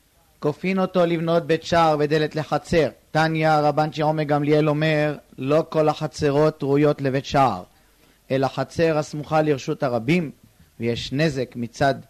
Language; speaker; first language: Hebrew; native; Hebrew